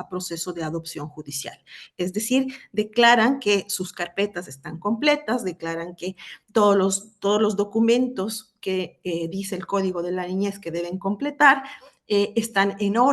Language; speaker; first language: Spanish; native; Spanish